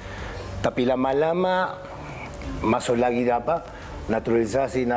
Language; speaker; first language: Indonesian; non-native, fluent; Spanish